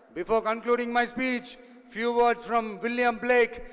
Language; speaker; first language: English; non-native, local second language; Tamil